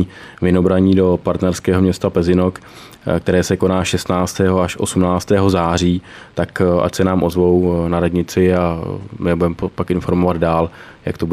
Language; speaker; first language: Czech; native; Czech